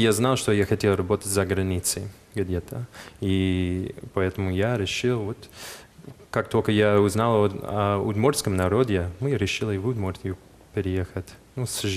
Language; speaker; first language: Russian; non-native, fluent; English